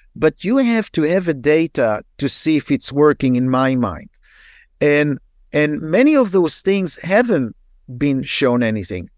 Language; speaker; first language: English; non-native, fluent; Hebrew